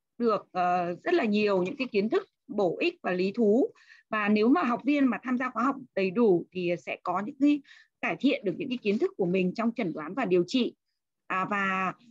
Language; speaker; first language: Vietnamese; native; Vietnamese